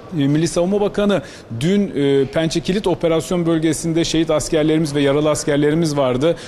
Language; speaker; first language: Turkish; native; Turkish